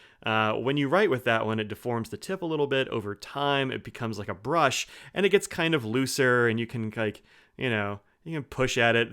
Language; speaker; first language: English; native; English